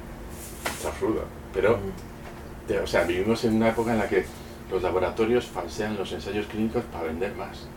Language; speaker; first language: Spanish; native; Spanish